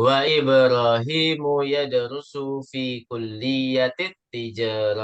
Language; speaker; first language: Arabic; non-native, fluent; Indonesian